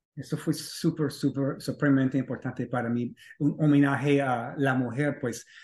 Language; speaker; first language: Spanish; non-native, fluent; English